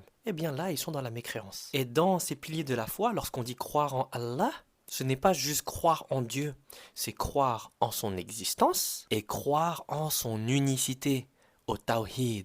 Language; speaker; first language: French; native; French